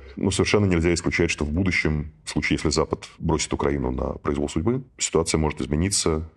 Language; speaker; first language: Russian; native; Russian